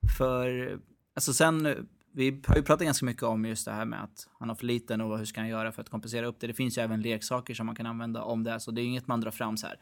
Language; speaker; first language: Swedish; early bilingual, other home language; Arabic